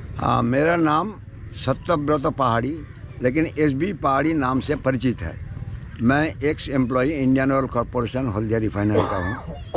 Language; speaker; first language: Hindi; non-native, local second language; Bangla